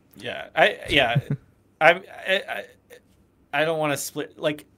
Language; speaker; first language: English; native; English